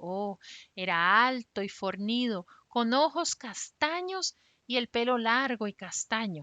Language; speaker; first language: Spanish; native; Spanish